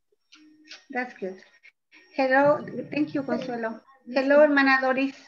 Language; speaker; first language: English; non-native, fluent; Spanish